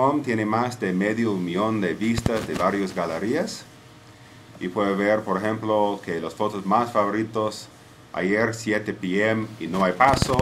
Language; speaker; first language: Spanish; non-native, fluent; English